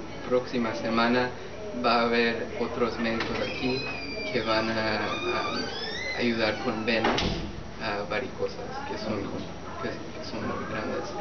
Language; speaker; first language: Spanish; non-native, fluent; English